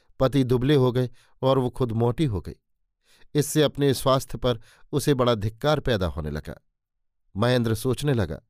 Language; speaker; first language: Hindi; native; Hindi